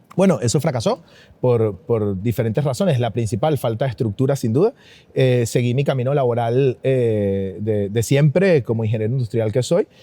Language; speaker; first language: Spanish; native; Spanish